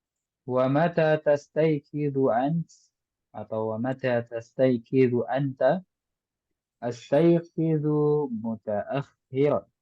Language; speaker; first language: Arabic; non-native, fluent; Indonesian